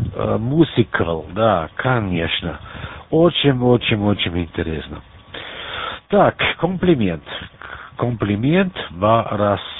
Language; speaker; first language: Russian; non-native, learner; German